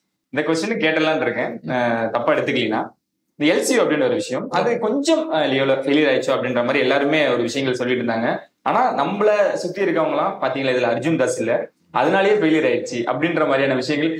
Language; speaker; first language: Tamil; native; Tamil